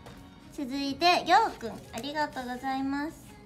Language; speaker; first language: Japanese; native; Japanese